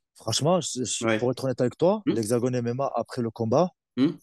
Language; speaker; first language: French; native; French